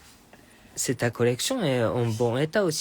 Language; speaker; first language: French; non-native, learner; Japanese